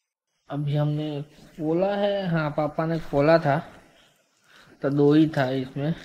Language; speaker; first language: Hindi; native; Hindi